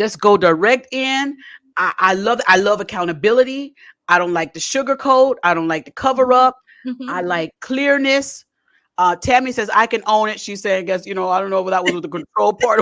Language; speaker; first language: English; native; English